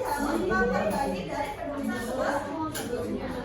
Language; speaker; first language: Indonesian; native; Indonesian